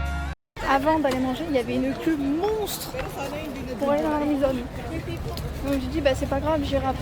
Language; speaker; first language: French; native; French